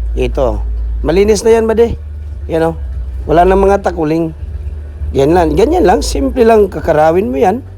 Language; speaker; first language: Filipino; non-native, local second language; Cebuano